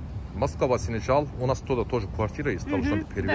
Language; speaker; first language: Russian; non-native, learner; Turkish